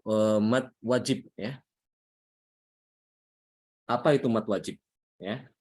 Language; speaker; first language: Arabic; non-native, fluent; Indonesian